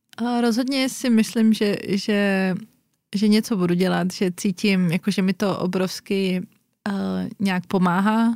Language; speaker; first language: Czech; native; Czech